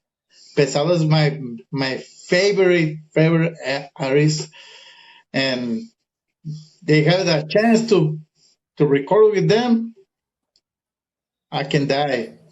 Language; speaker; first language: English; early bilingual, other home language; Spanish